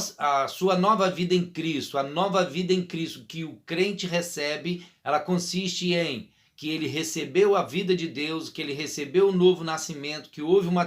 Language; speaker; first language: Portuguese; native; Portuguese